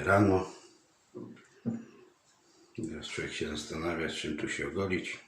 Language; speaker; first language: Polish; native; Polish